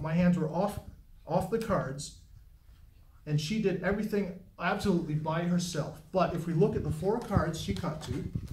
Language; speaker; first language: English; native; English